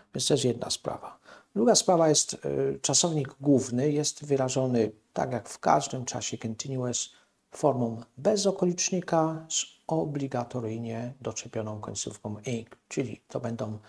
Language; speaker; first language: Polish; native; Polish